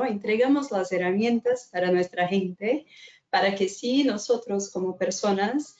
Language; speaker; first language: Spanish; non-native, fluent; Portuguese